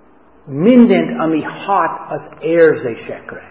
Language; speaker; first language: Hungarian; non-native, fluent; English